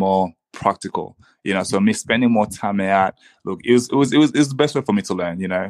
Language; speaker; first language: English; early bilingual, other home language; Swahili